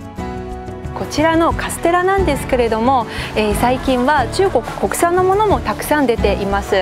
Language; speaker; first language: Japanese; non-native, fluent; Chinese